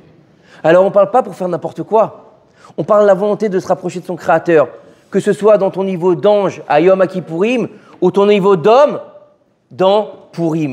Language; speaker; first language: French; native; French